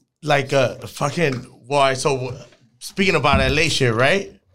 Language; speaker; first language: English; early bilingual, other home language; Spanish